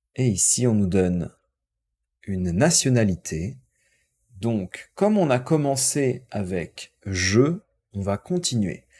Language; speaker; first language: French; native; French